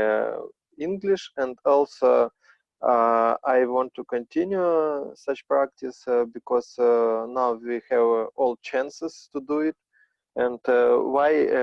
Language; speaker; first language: English; non-native, learner; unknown